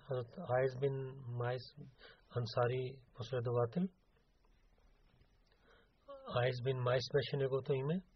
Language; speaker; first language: Bulgarian; non-native, learner; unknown